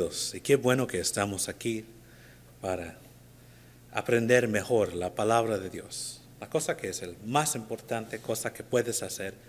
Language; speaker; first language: Spanish; non-native, learner; English